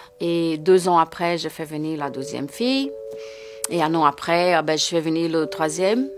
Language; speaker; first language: French; non-native, fluent; Portuguese